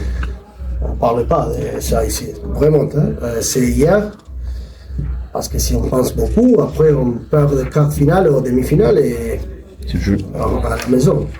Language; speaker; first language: French; non-native, learner; Spanish